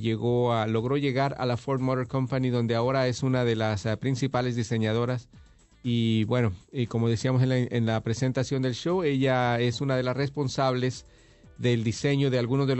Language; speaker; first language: Spanish; native; Spanish